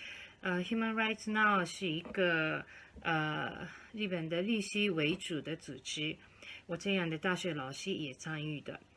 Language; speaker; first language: Chinese; non-native, fluent; Japanese